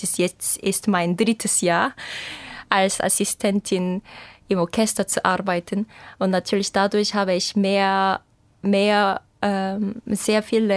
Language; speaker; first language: German; non-native, fluent; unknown